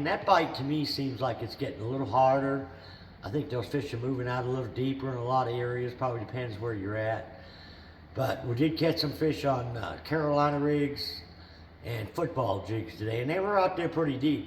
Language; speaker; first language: English; native; English